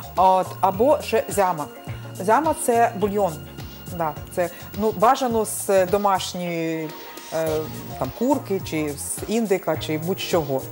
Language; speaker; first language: Ukrainian; non-native, local second language; Romanian